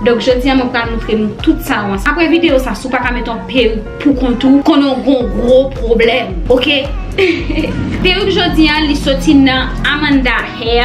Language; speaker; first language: French; non-native, local second language; Haitian Creole